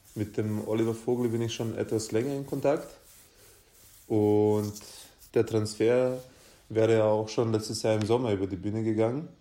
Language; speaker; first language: German; native; German